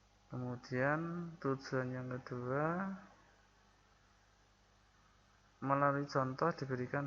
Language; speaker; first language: Indonesian; native; Indonesian